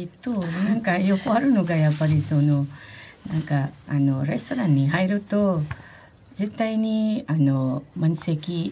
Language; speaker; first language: Japanese; non-native, fluent; Filipino